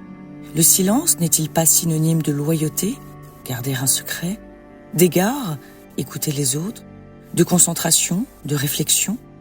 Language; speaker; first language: French; native; French